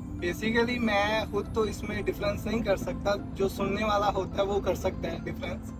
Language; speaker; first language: Urdu; non-native, local second language; Punjabi